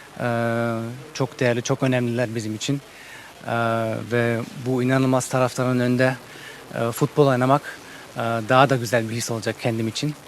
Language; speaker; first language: Turkish; early bilingual, heritage; Turkish